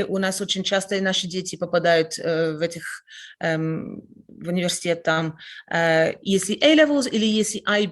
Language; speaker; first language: Russian; non-native, fluent; French